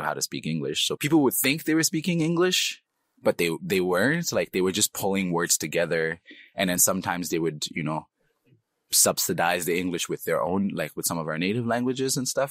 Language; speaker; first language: English; native; English